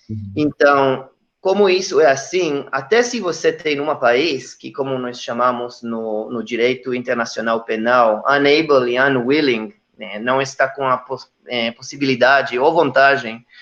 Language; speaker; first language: Portuguese; non-native, fluent; Hebrew